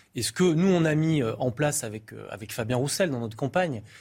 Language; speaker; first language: French; native; French